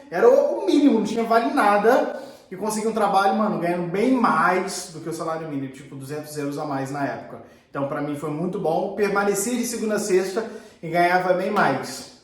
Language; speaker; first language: Portuguese; native; Portuguese